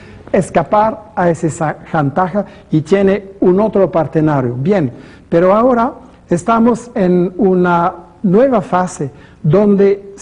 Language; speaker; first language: Spanish; non-native, fluent; French